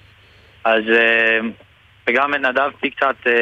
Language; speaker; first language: Hebrew; non-native, fluent; English